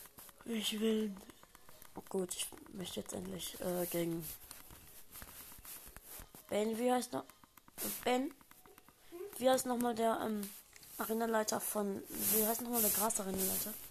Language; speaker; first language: German; native; German